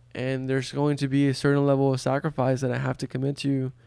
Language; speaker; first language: English; early bilingual, other home language; Spanish